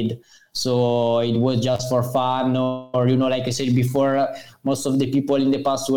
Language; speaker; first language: English; non-native, learner; Italian